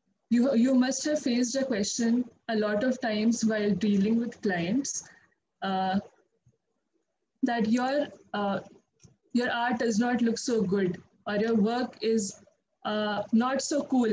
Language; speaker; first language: English; non-native, local second language; Hindi